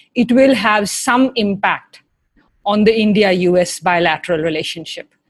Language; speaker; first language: English; non-native, local second language; Hindi